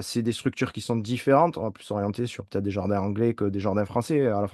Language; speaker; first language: French; native; French